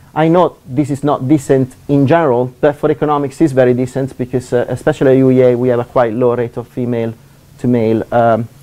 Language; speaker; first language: English; non-native, fluent; Italian